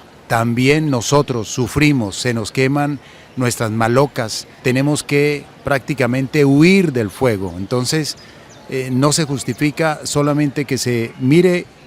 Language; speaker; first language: Spanish; native; Spanish